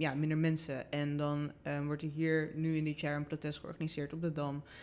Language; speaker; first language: Dutch; native; Dutch